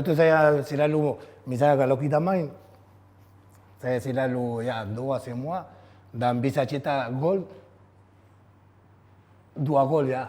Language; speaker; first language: Indonesian; non-native, fluent; Spanish